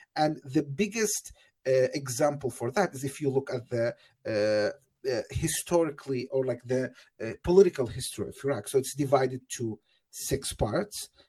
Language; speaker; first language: English; non-native, fluent; Arabic